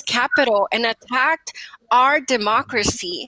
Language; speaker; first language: English; early bilingual, other home language; Spanish